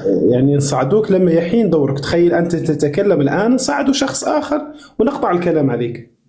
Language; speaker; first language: Arabic; native; Arabic